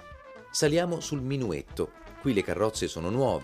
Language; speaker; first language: Italian; native; Italian